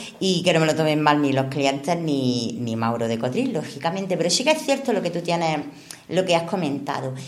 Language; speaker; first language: Spanish; non-native, fluent; Italian